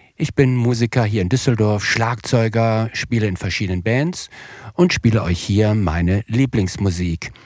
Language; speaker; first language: German; native; German